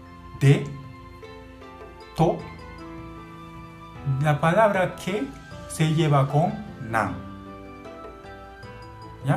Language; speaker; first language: Spanish; non-native, learner; Japanese